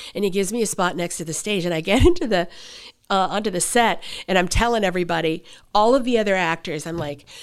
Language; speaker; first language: English; native; English